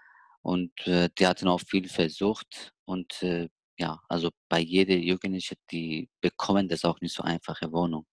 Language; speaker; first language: German; non-native, learner; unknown